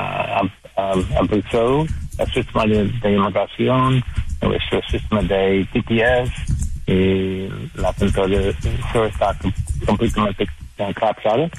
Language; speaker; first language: Spanish; non-native, learner; English